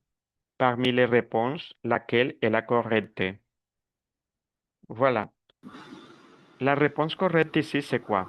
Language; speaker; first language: French; non-native, fluent; Spanish